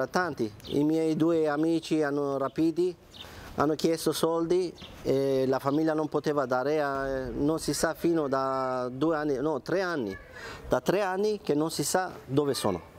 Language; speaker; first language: Italian; non-native, fluent; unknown